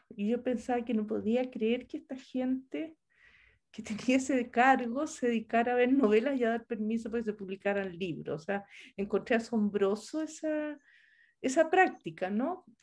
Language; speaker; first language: Spanish; native; Spanish